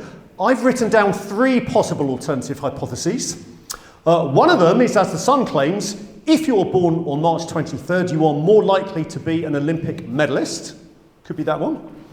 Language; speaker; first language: English; native; English